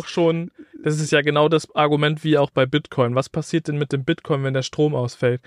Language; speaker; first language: German; native; German